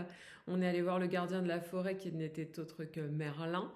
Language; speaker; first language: French; native; French